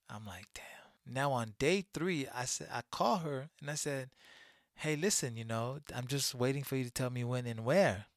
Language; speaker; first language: English; early bilingual, other home language; Haitian Creole